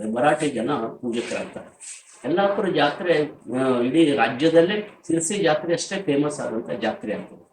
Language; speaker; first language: Kannada; early bilingual, other home language; Marathi